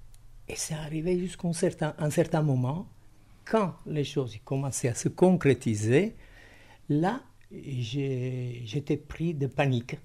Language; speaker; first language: French; non-native, fluent; Italian